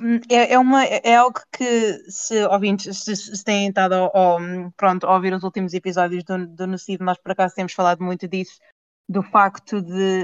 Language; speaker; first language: Portuguese; native; Portuguese